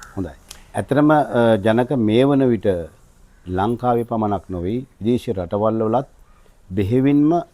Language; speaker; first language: Sinhala; native; Sinhala